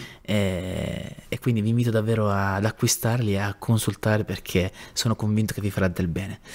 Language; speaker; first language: Italian; native; Italian